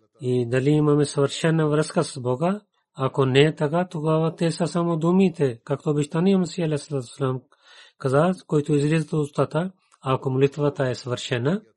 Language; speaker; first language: Bulgarian; non-native, learner; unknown